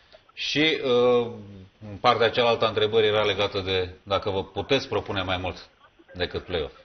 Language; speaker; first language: Romanian; native; Romanian